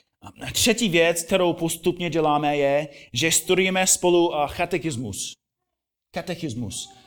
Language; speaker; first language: Czech; non-native, fluent; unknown